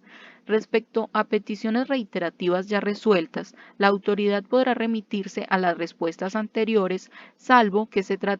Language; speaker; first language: Spanish; native; Spanish